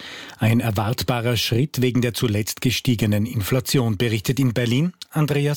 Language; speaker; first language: German; native; German